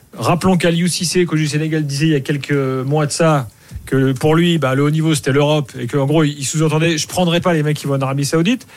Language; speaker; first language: French; native; French